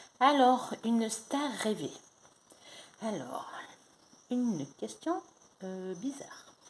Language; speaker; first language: French; non-native, fluent; Spanish